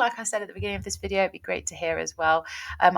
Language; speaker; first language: English; native; English